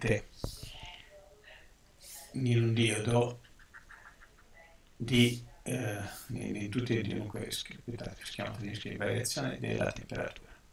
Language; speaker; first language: Italian; native; Italian